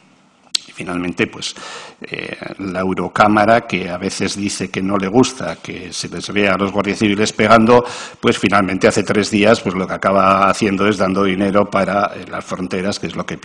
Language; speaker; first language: Spanish; native; Spanish